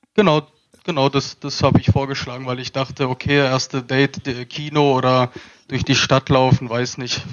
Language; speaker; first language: German; native; German